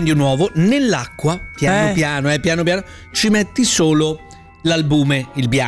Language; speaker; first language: Italian; native; Italian